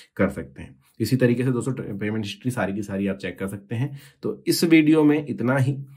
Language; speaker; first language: Hindi; native; Hindi